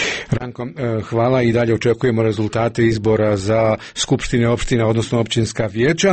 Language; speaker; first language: Croatian; native; Croatian